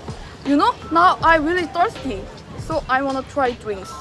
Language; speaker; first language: English; non-native, learner; Korean